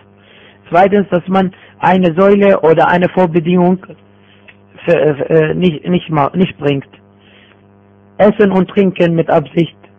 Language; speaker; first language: German; non-native, fluent; Arabic